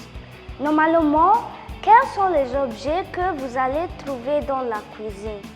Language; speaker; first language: French; non-native, learner; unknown